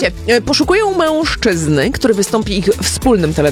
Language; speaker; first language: Polish; native; Polish